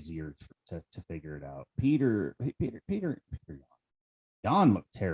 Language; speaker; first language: English; native; English